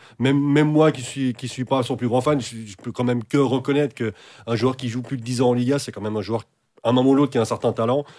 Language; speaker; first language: French; native; French